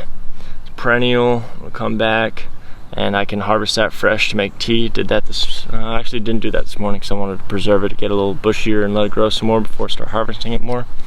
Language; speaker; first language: English; native; English